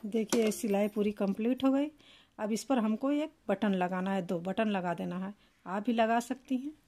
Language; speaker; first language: Hindi; native; Hindi